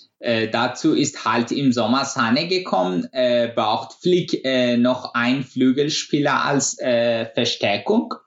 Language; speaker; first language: German; non-native, fluent; Persian